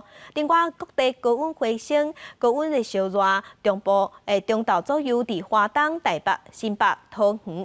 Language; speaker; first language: Chinese; native; Chinese